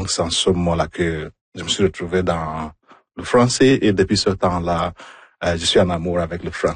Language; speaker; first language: French; non-native, fluent; Igbo